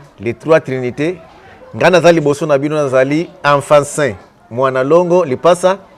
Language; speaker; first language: Lingala; non-native, local second language; Kongo